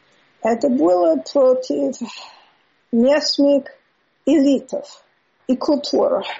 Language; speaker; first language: Russian; non-native, learner; English